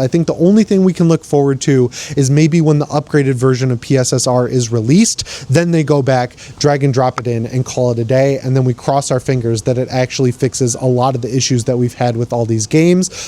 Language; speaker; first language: English; native; English